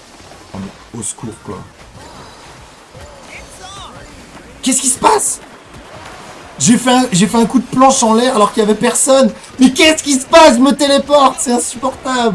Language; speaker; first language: French; native; French